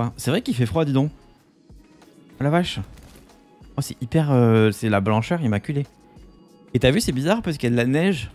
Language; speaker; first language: French; native; French